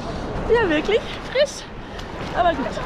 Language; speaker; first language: German; native; German